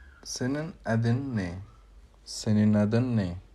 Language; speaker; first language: Turkish; non-native, learner; Urdu